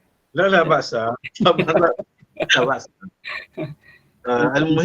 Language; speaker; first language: Arabic; non-native, fluent; Malay